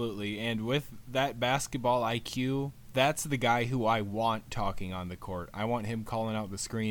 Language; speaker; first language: English; native; English